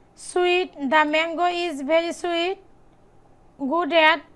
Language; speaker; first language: English; non-native, local second language; Bangla